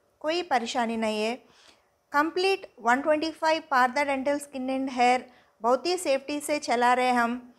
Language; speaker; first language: Hindi; non-native, local second language; Telugu